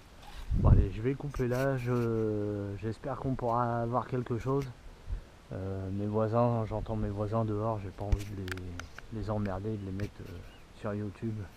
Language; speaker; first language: French; native; French